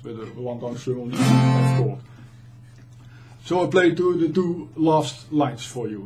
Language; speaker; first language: English; non-native, fluent; Dutch